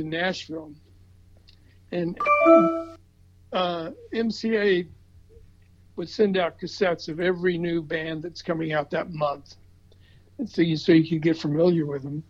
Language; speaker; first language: English; native; English